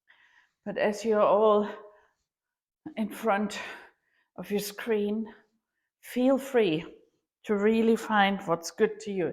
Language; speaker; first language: English; non-native, fluent; German